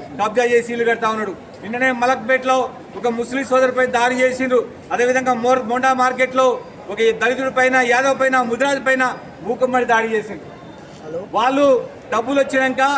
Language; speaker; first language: Telugu; native; Telugu